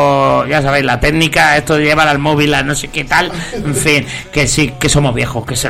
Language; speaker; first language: Spanish; native; Spanish